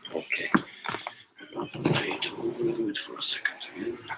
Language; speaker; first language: English; non-native, fluent; Korean